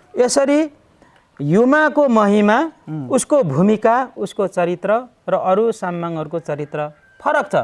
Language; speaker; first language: Nepali; non-native, local second language; Limbu